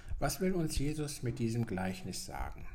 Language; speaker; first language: German; native; German